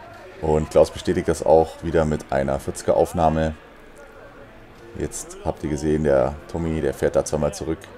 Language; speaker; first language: German; native; German